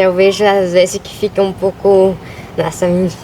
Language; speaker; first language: Portuguese; early bilingual, other home language; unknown